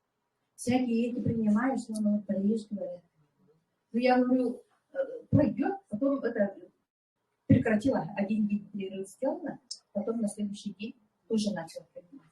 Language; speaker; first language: Russian; non-native, local second language; Yakut